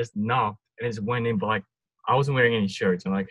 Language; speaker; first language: English; non-native, fluent; Turkish